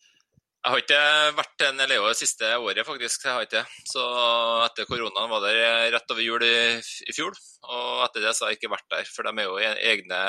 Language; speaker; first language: Norwegian; native; Norwegian